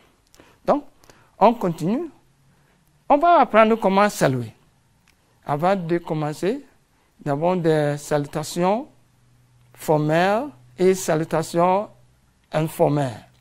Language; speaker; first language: French; non-native, fluent; English